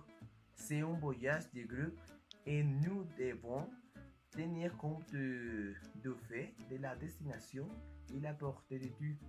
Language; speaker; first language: French; non-native, learner; Spanish